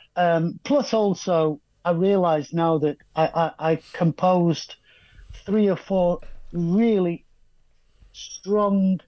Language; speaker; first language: English; native; English